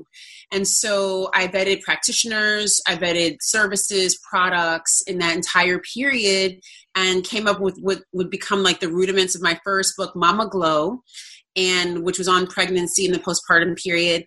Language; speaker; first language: English; native; English